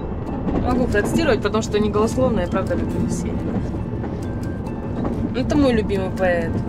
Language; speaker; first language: Russian; native; Russian